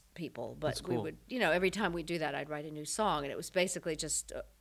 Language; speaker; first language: English; native; English